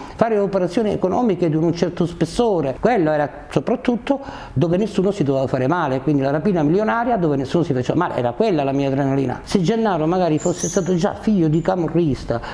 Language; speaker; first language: Italian; native; Italian